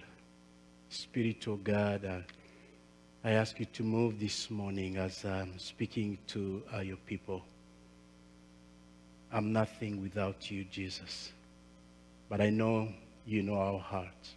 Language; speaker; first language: English; non-native, local second language; Kinyarwanda